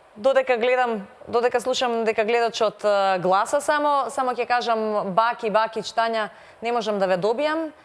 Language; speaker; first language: Macedonian; native; Macedonian